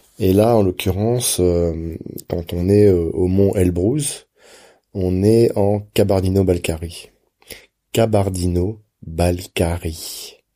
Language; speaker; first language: French; native; French